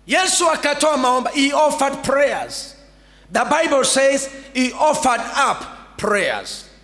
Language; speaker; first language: English; non-native, local second language; Swahili